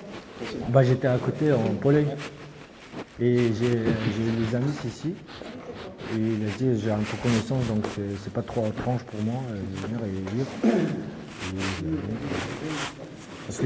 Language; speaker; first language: French; non-native, learner; Uzbek